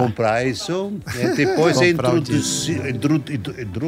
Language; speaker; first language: Portuguese; non-native, learner; German